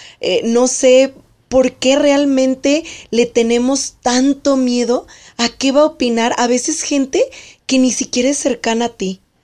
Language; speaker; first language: Spanish; native; Spanish